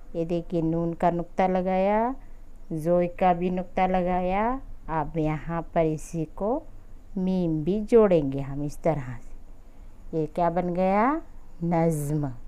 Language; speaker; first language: Hindi; native; Hindi